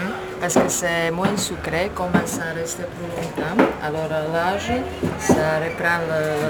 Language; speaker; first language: French; non-native, fluent; Slovak